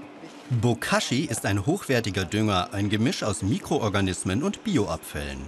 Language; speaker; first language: German; native; German